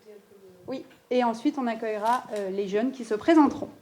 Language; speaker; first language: French; native; French